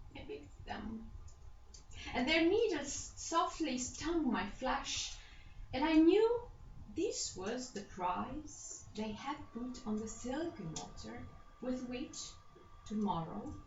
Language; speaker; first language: English; non-native, fluent; Romanian